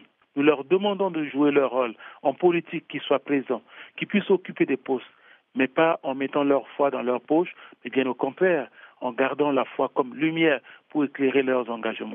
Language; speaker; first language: French; non-native, local second language; Sango